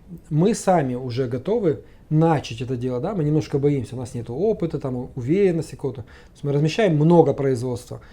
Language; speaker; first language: Russian; native; Russian